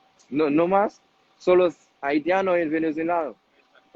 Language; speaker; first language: Spanish; non-native, learner; Haitian Creole